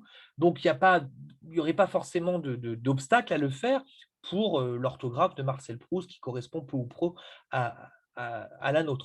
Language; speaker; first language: French; native; French